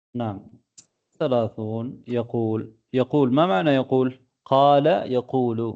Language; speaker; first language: Arabic; non-native, fluent; Tamil